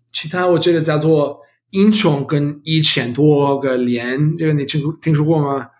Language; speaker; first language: Chinese; non-native, learner; English